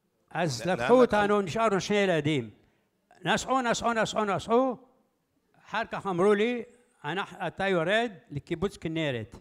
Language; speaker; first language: Hebrew; early bilingual, other home language; Arabic